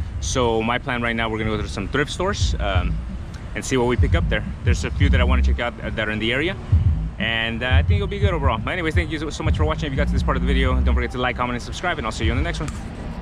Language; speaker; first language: English; early bilingual, other home language; Spanish